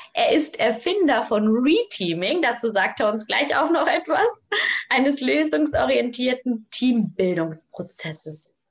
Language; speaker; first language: German; native; German